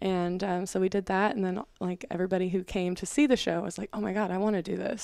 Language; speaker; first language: English; native; English